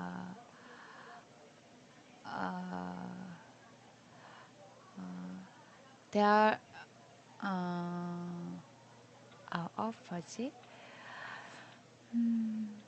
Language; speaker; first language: English; non-native, learner; Korean